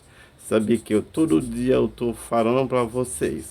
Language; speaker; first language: Portuguese; non-native, fluent; Haitian Creole